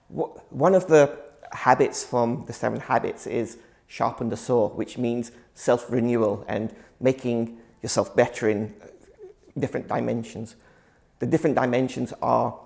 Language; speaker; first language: English; early bilingual, other home language; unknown